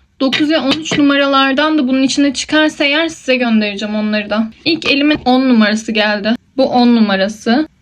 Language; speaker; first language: Turkish; native; Turkish